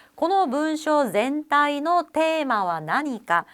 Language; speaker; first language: Japanese; non-native, fluent; Korean